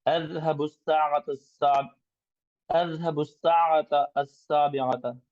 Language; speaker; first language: Arabic; non-native, learner; English